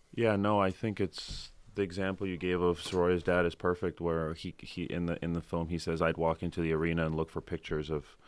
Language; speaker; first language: English; early bilingual, other home language; Ukrainian